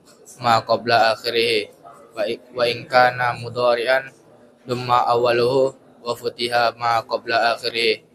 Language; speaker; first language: Arabic; non-native, fluent; Indonesian